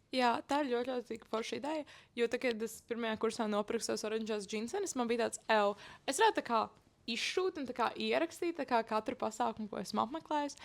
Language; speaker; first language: Latvian; native; Latvian